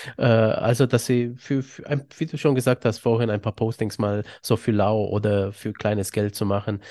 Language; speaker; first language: German; native; German